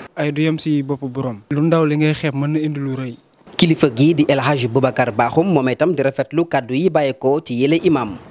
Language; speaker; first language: Wolof; native; Wolof